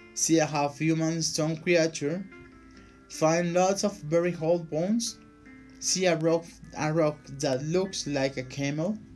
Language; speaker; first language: English; non-native, fluent; Spanish